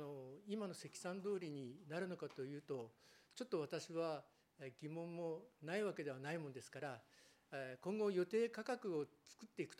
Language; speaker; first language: Japanese; native; Japanese